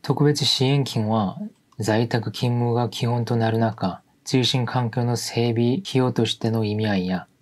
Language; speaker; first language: Japanese; non-native, fluent; Korean